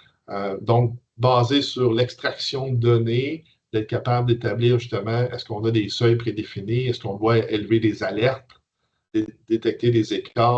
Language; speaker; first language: French; native; French